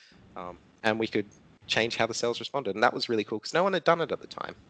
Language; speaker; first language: English; native; English